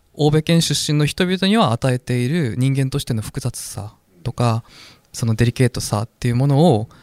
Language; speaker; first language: Japanese; non-native, fluent; Korean